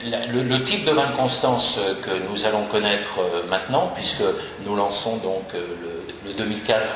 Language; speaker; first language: French; native; French